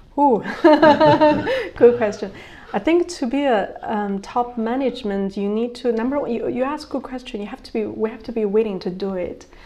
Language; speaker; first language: English; non-native, fluent; Chinese